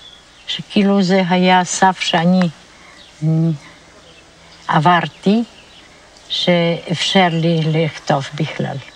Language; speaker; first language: Hebrew; non-native, fluent; Polish